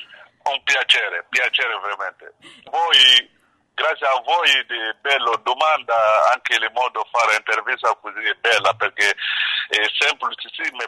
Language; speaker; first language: Italian; non-native, learner; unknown